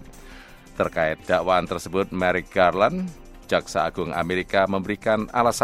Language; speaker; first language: Indonesian; native; Indonesian